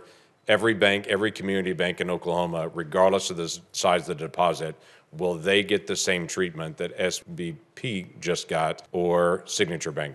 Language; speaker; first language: English; native; English